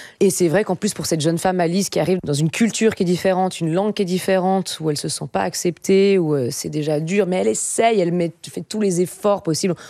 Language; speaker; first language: French; native; French